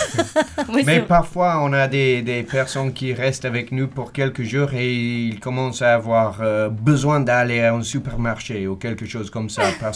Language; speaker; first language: French; non-native, fluent; English